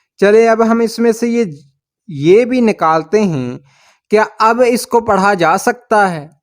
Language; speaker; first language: Urdu; native; Urdu